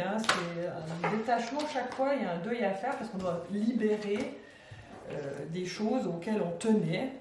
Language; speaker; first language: French; native; French